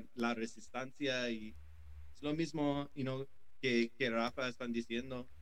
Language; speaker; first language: Spanish; non-native, learner; English